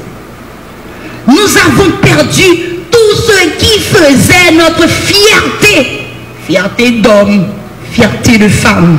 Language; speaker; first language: French; non-native, local second language; Haitian Creole